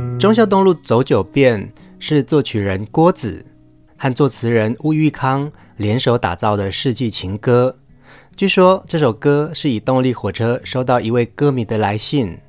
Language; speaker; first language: Chinese; native; Chinese